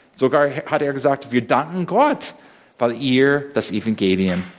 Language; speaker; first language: German; non-native, fluent; English